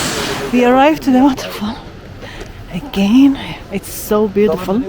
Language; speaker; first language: English; non-native, learner; Kurdish